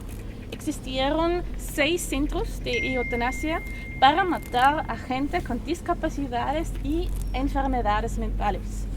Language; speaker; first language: Spanish; non-native, learner; German